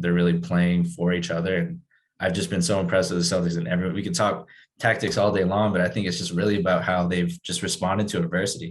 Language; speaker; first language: English; native; English